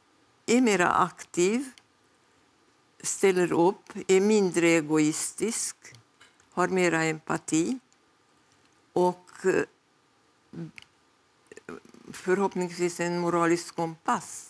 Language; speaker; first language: Swedish; non-native, fluent; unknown